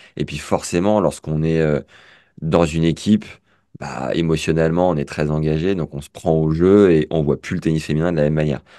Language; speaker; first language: French; native; French